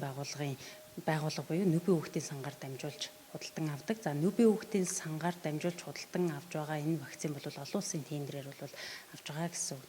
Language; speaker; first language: Mongolian; native; Mongolian